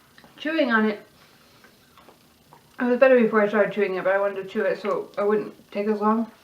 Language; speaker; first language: English; native; English